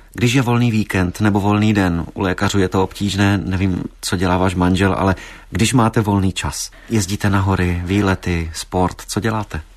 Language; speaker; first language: Czech; native; Czech